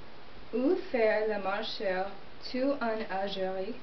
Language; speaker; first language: French; non-native, learner; English